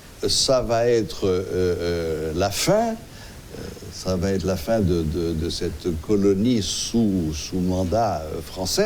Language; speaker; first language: French; non-native, local second language; Haitian Creole